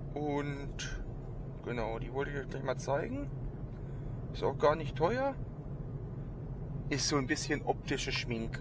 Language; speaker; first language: German; native; German